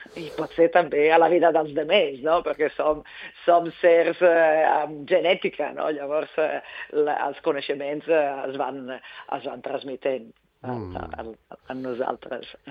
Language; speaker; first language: Catalan; non-native, fluent; Italian